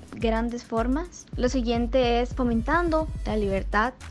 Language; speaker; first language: Spanish; native; Spanish